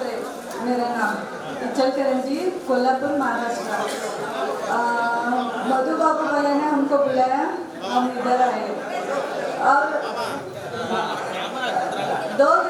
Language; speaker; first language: Hindi; non-native, local second language; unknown